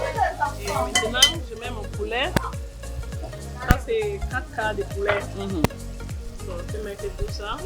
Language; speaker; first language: French; non-native, local second language; English